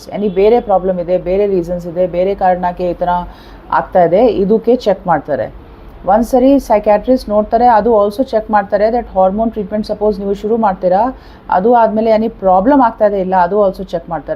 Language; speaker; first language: Kannada; non-native, learner; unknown